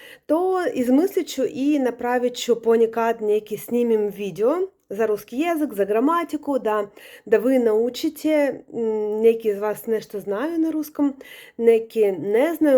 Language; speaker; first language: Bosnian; non-native, fluent; Russian